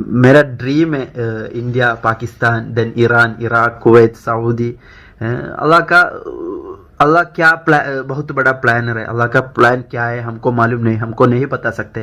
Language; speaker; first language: Hindi; non-native, local second language; Malayalam